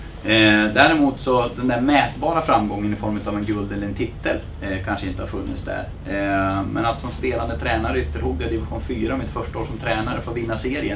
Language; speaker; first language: Swedish; native; Swedish